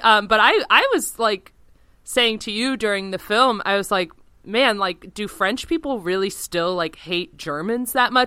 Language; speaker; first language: English; native; English